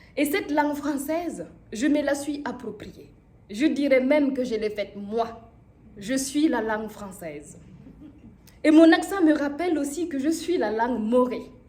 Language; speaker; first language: French; non-native, local second language; Mossi